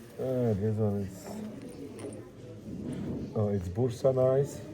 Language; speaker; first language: English; non-native, learner; Polish